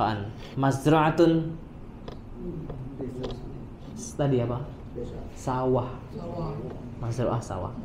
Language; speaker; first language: Arabic; non-native, learner; Indonesian